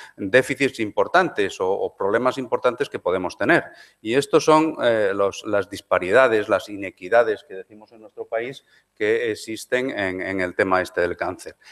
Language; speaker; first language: Spanish; non-native, local second language; Galician